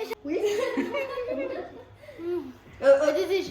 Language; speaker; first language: French; early bilingual, other home language; Malayalam